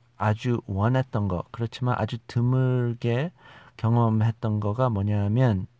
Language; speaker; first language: Korean; non-native, fluent; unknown